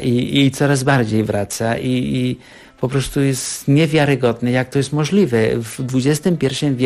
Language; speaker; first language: Polish; non-native, fluent; Catalan